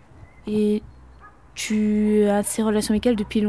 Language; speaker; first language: French; native; French